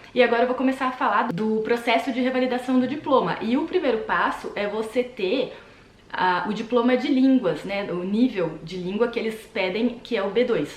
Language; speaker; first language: Portuguese; native; Portuguese